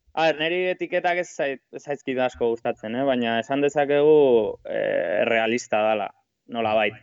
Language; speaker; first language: Basque; non-native, local second language; Spanish